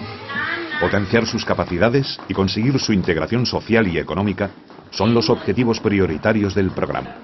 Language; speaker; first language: Spanish; native; Spanish